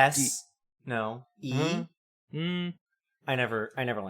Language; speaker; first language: English; native; English